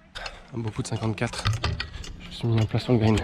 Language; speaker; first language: French; native; French